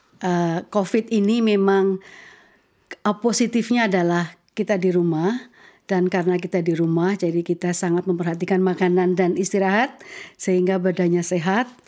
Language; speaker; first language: Indonesian; native; Indonesian